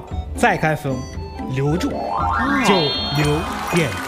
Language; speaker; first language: Chinese; non-native, fluent; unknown